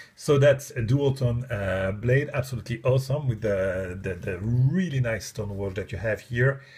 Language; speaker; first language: English; non-native, fluent; French